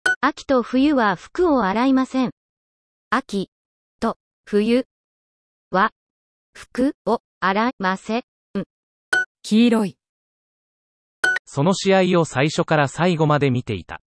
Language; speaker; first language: Japanese; non-native, learner; English